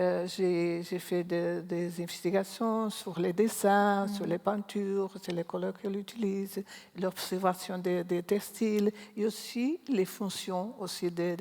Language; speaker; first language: French; non-native, learner; Portuguese